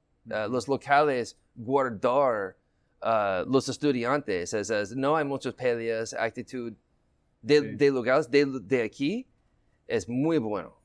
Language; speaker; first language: Spanish; non-native, learner; English